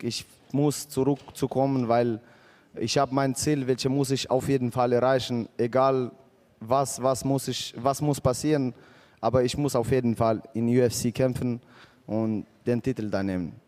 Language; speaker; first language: German; non-native, fluent; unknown